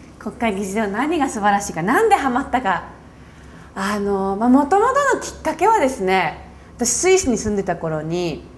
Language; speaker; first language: Japanese; early bilingual, heritage; Japanese